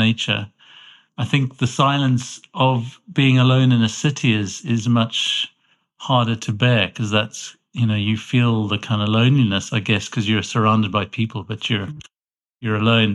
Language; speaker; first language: English; native; English